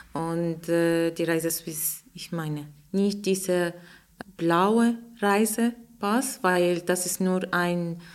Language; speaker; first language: German; non-native, learner; Arabic